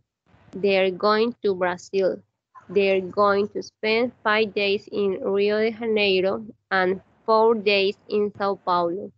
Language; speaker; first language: English; non-native, learner; Spanish